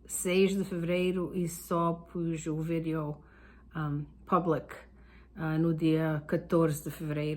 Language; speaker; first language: Portuguese; early bilingual, heritage; Portuguese